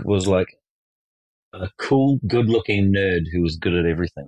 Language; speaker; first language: English; native; English